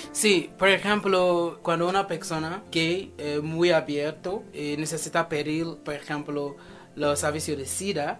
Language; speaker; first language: Spanish; non-native, fluent; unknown